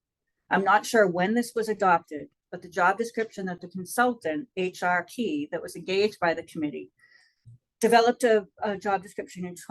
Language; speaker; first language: English; native; English